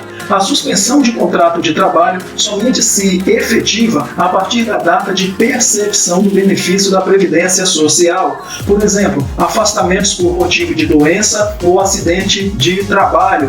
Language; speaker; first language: Portuguese; native; Portuguese